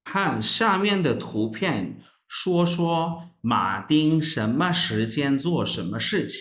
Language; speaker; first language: Chinese; non-native, fluent; Urdu